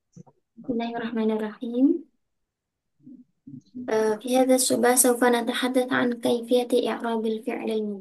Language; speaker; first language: Arabic; non-native, fluent; Indonesian